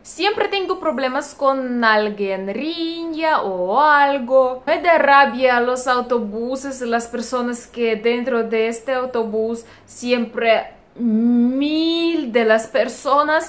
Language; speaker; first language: Spanish; non-native, learner; Russian